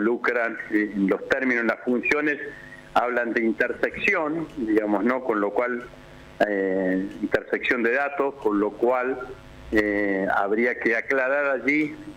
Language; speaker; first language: Spanish; native; Spanish